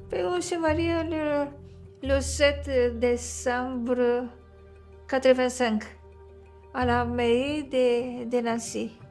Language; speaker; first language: French; non-native, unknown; Romanian